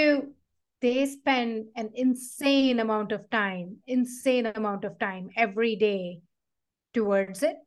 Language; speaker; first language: English; non-native, local second language; Tamil